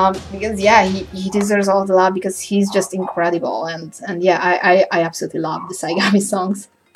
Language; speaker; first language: English; non-native, fluent; Hungarian